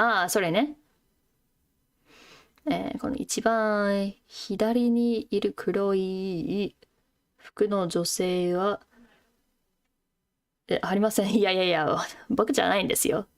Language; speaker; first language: Japanese; non-native, fluent; English